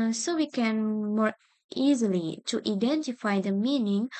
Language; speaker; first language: English; non-native, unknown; Indonesian